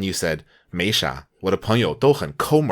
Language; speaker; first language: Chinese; non-native, fluent; English